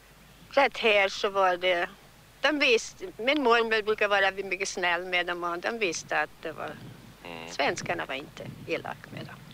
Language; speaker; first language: Swedish; early bilingual, heritage; Swedish